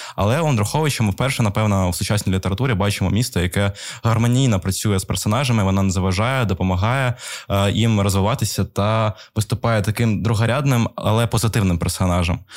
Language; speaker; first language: Ukrainian; native; Ukrainian